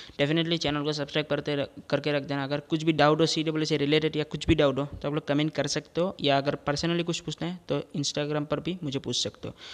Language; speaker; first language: Hindi; non-native, local second language; Assamese